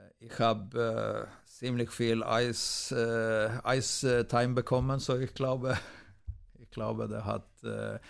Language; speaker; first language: German; non-native, fluent; Swedish